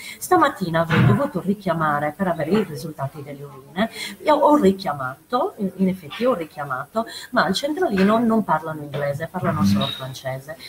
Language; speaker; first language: Italian; native; Italian